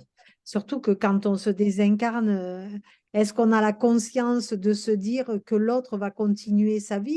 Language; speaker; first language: French; native; French